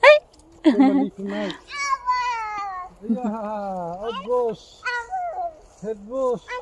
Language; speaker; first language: Dutch; native; Dutch